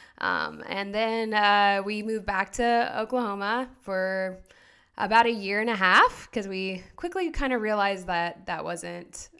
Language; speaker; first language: English; native; English